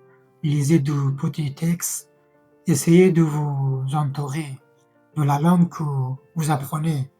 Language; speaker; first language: French; non-native, fluent; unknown